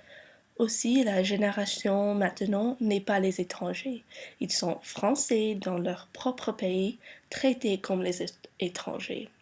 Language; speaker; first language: French; non-native, learner; English